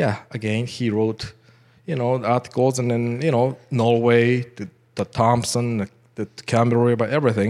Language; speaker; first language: English; non-native, fluent; Japanese